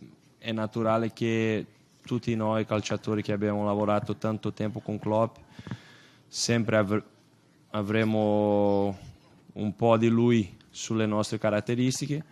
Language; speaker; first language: Italian; non-native, fluent; Portuguese